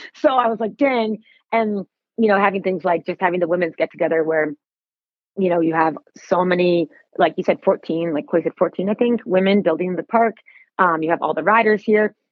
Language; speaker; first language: English; native; English